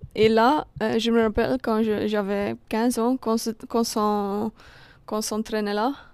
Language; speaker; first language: French; non-native, local second language; Dutch